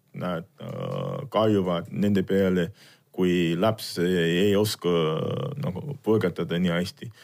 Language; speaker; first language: Estonian; non-native, fluent; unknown